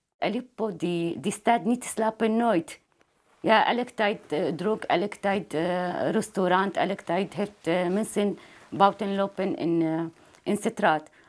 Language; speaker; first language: Dutch; non-native, learner; Arabic